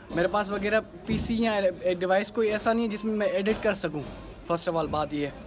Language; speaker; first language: Urdu; non-native, local second language; Sindhi